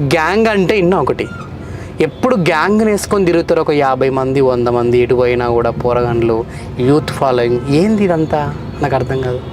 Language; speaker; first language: Telugu; native; Telugu